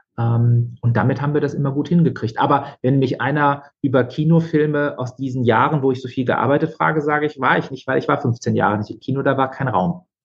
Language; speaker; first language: German; native; German